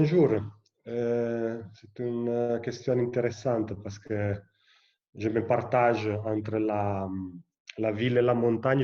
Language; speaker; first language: French; non-native, fluent; Italian